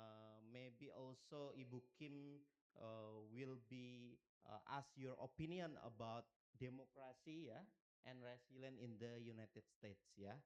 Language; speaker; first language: English; non-native, local second language; Indonesian